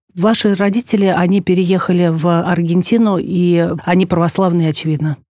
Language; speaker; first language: Russian; native; Russian